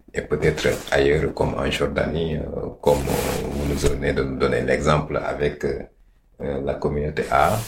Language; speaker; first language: French; non-native, local second language; Wolof